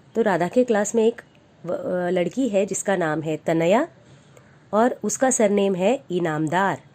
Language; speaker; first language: Hindi; non-native, local second language; Marathi